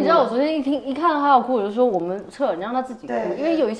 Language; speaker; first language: Chinese; native; Chinese